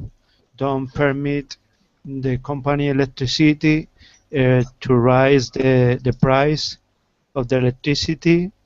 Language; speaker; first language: English; non-native, learner; Spanish